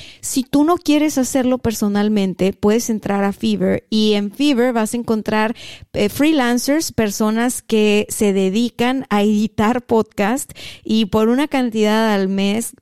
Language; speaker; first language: Spanish; native; Spanish